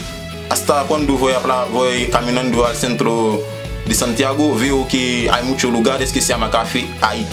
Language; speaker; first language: Spanish; non-native, fluent; Haitian Creole